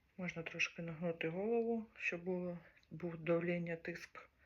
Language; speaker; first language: Ukrainian; native; Ukrainian